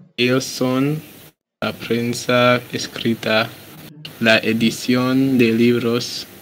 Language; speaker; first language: Spanish; non-native, learner; English